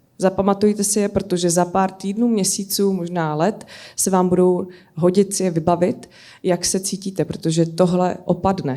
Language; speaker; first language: Czech; native; Czech